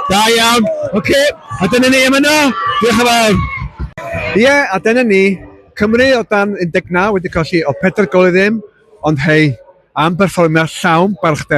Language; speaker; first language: Welsh; native; Welsh